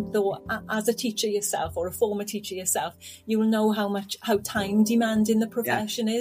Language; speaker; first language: English; native; English